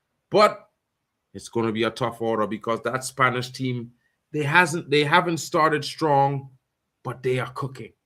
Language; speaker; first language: English; native; English